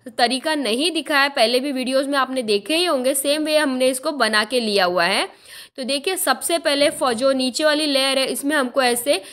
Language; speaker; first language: Hindi; non-native, local second language; Marathi